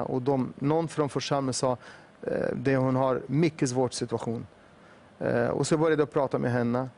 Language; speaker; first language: Swedish; non-native, fluent; Arabic